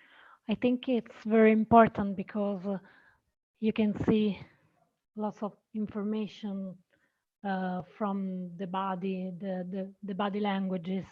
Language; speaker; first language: English; non-native, learner; Italian